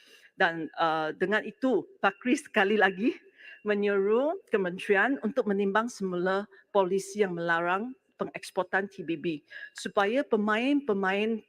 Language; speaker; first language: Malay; non-native, local second language; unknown